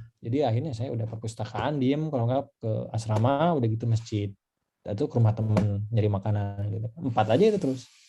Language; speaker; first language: Indonesian; non-native, local second language; Sundanese